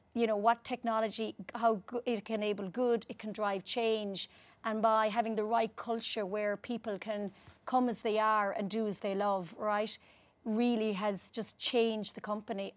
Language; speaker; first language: English; native; English